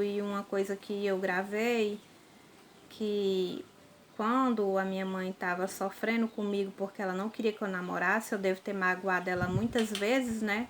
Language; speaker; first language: Portuguese; native; Portuguese